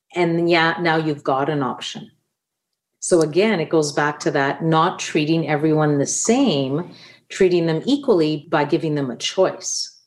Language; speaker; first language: English; non-native, fluent; Italian